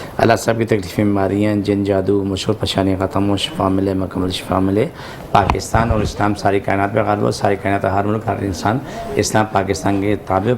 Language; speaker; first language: Urdu; non-native, local second language; Pashto